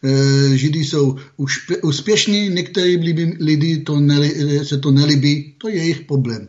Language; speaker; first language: Czech; non-native, fluent; Hebrew